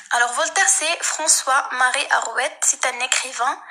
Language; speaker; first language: French; non-native, local second language; Arabic